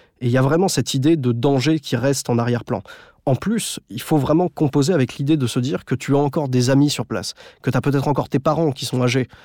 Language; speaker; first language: French; native; French